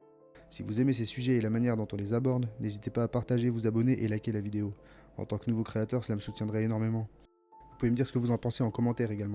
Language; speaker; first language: French; native; French